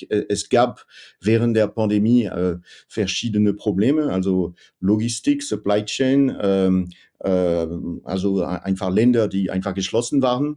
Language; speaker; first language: German; non-native, fluent; French